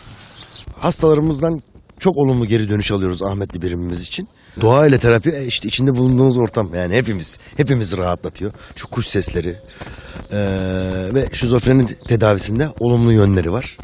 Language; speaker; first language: Turkish; native; Turkish